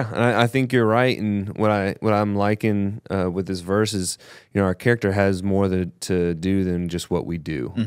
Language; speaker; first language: English; native; English